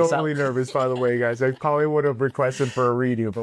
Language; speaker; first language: English; native; English